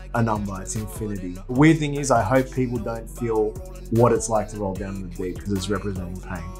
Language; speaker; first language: English; native; English